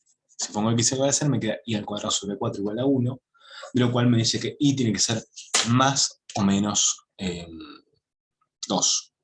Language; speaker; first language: Spanish; native; Spanish